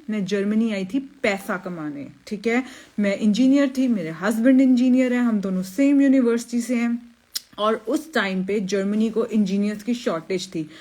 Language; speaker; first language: Hindi; native; Hindi